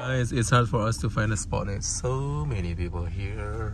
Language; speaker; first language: English; non-native, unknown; Indonesian